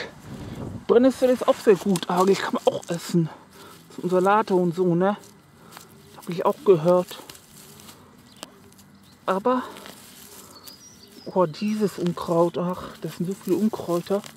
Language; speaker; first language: German; non-native, learner; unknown